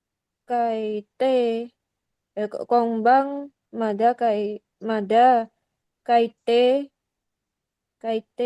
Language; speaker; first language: Japanese; non-native, learner; Indonesian